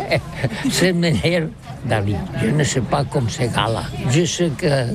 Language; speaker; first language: French; non-native, learner; Catalan